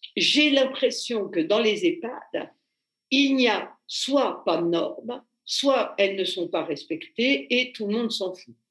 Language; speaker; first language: French; native; French